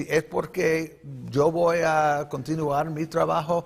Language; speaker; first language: Spanish; early bilingual, heritage; Spanish